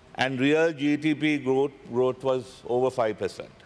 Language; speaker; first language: English; non-native, local second language; Sinhala